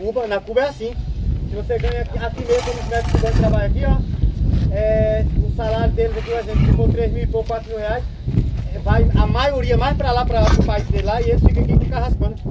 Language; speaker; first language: Portuguese; native; Portuguese